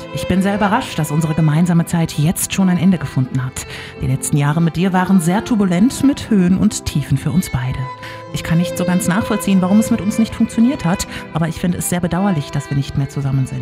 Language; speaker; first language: German; native; German